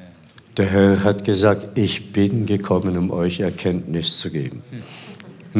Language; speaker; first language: German; non-native, fluent; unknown